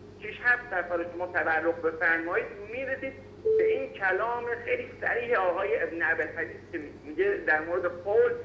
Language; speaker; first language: Persian; native; Persian